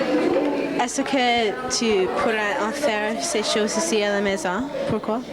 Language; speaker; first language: French; non-native, local second language; English